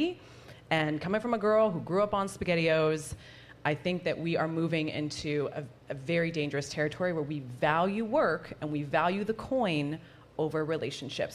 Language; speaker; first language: English; native; English